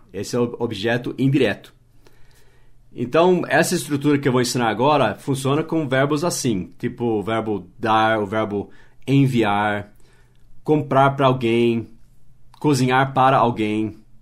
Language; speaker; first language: Portuguese; non-native, fluent; English